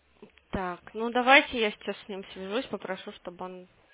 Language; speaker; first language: Russian; native; Russian